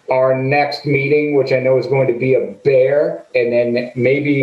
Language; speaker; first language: English; native; English